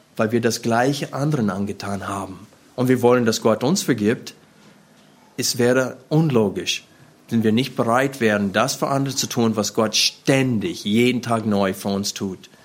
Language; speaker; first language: German; non-native, fluent; English